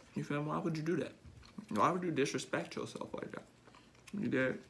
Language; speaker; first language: English; native; English